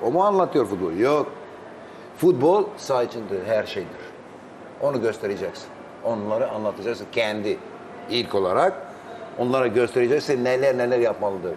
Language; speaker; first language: Turkish; non-native, fluent; Albanian